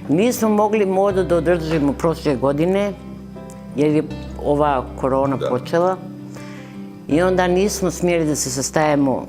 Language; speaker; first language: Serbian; early bilingual, other home language; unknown